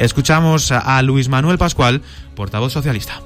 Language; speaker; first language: Spanish; native; Spanish